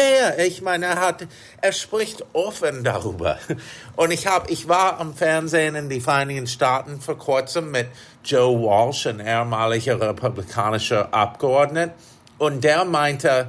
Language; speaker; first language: German; non-native, fluent; English